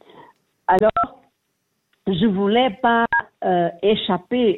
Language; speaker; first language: French; non-native, learner; Portuguese